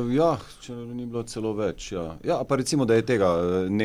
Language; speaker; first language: Slovenian; native; Slovenian